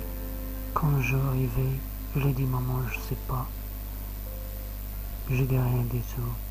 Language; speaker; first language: French; non-native, learner; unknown